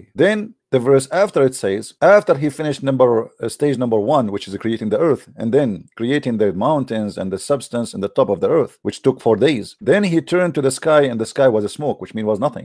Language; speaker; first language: English; non-native, fluent; Arabic